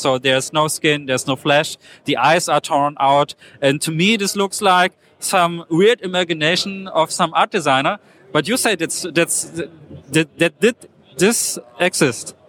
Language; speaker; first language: English; non-native, fluent; German